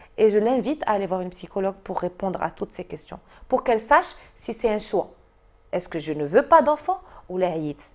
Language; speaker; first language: French; non-native, local second language; Arabic